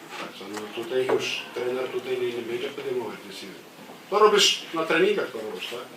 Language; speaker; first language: Polish; non-native, learner; Lithuanian